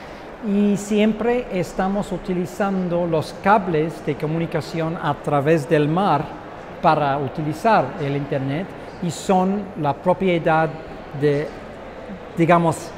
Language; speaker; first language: Spanish; non-native, fluent; English